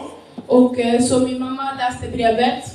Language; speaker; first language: Swedish; early bilingual, other home language; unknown